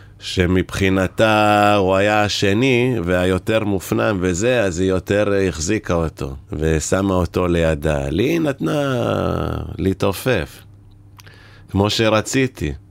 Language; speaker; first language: Hebrew; native; Hebrew